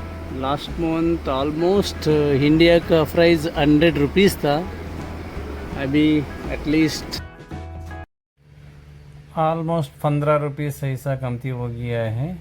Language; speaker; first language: Hindi; non-native, local second language; Kannada